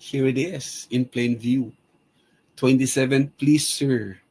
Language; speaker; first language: English; non-native, local second language; Filipino